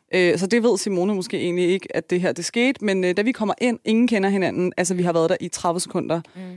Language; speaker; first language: Danish; native; Danish